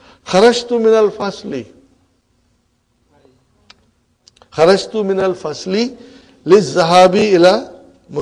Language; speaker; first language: Arabic; non-native, fluent; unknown